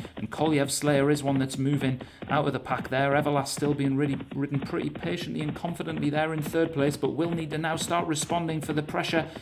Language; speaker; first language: English; native; English